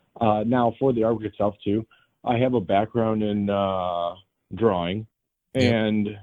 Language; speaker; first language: English; native; English